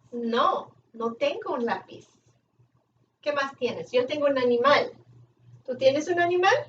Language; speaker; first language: Spanish; non-native, fluent; English